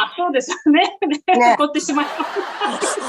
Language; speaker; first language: Japanese; non-native, fluent; Russian